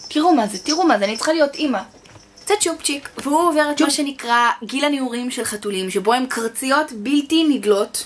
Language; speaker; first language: Hebrew; native; Hebrew